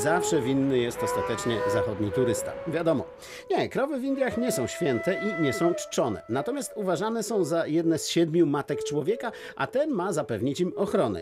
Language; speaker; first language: Polish; native; Polish